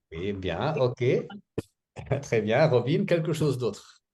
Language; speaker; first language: French; native; French